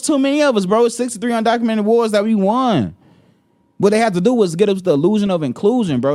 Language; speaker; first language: English; native; English